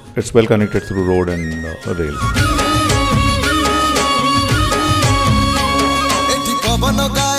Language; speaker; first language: English; non-native, local second language; Odia